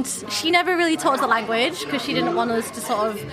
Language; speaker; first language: English; native; English